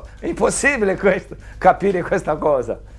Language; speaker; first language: Italian; non-native, fluent; Portuguese